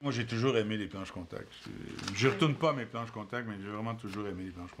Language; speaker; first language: French; native; French